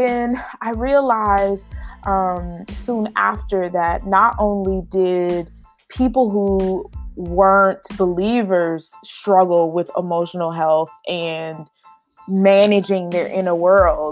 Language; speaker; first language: English; native; English